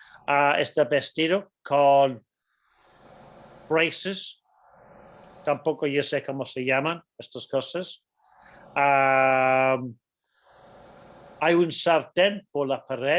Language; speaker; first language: Spanish; non-native, fluent; English